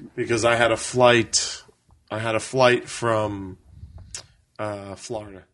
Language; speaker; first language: English; native; English